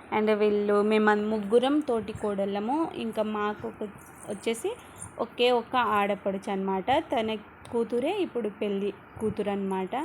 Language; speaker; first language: Telugu; non-native, local second language; Lambadi